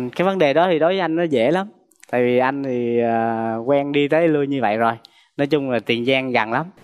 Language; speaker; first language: Vietnamese; native; Vietnamese